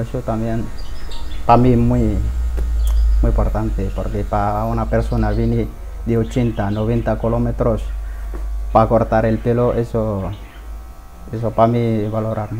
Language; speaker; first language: Spanish; non-native, learner; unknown